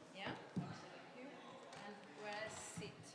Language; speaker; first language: English; non-native, learner; Portuguese